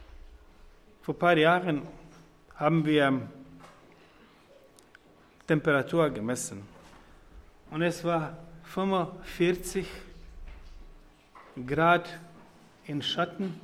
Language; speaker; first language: German; non-native, fluent; Croatian